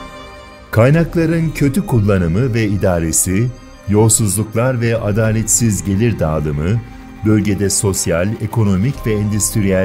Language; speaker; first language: Turkish; native; Turkish